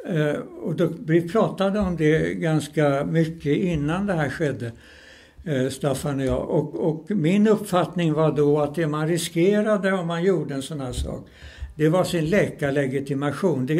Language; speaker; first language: Swedish; native; Swedish